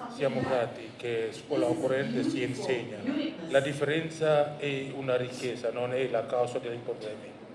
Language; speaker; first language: Italian; non-native, fluent; Indonesian